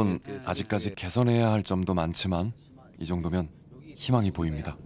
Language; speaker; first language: Korean; native; Korean